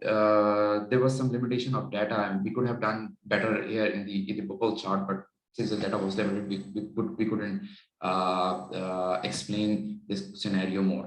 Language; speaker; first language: English; non-native, local second language; Urdu